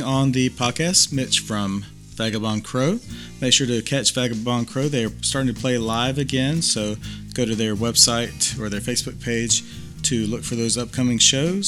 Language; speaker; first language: English; native; English